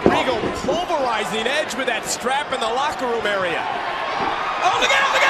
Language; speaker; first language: English; native; English